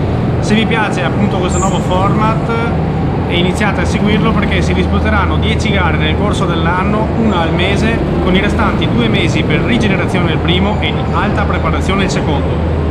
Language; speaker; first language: Italian; native; Italian